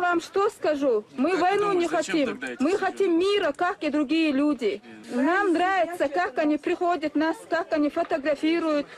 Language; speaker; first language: Russian; non-native, fluent; Chechen